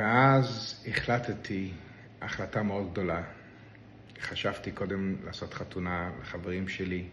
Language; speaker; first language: Hebrew; non-native, local second language; Yiddish